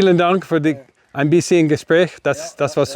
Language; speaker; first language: German; non-native, learner; English